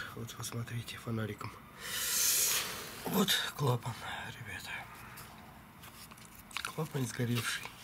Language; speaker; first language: Russian; non-native, fluent; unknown